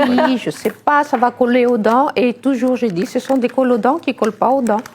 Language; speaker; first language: French; non-native, fluent; Greek